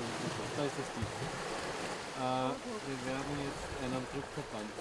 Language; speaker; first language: German; native; German